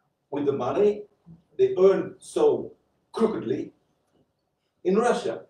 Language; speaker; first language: English; non-native, fluent; Romanian